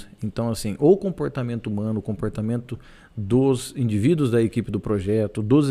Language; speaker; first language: Portuguese; native; Portuguese